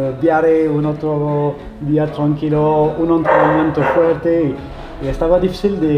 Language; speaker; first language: Spanish; non-native, learner; French